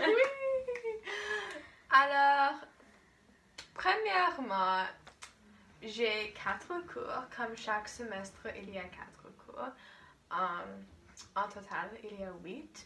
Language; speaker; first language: French; non-native, learner; English